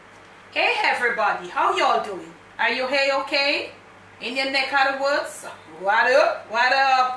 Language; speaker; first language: English; native; English